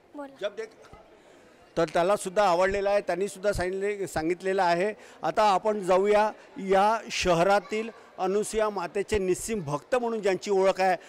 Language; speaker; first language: Marathi; native; Marathi